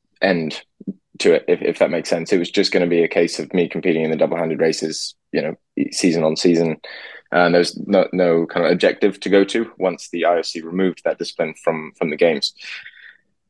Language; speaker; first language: English; native; English